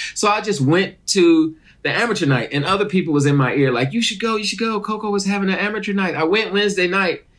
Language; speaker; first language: English; native; English